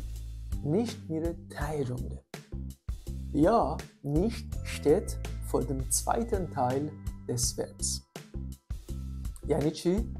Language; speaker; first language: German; non-native, fluent; Persian